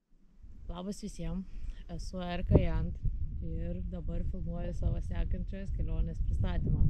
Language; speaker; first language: Lithuanian; native; Lithuanian